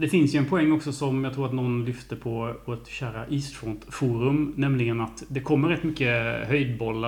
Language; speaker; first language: Swedish; native; Swedish